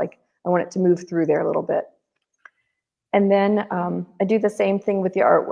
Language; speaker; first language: English; native; English